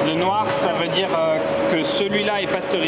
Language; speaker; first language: French; native; French